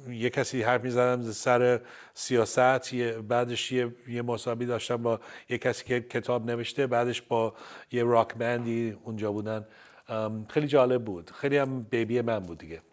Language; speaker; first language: Persian; early bilingual, heritage; Persian